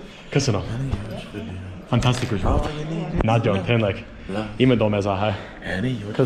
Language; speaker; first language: Hungarian; non-native, learner; English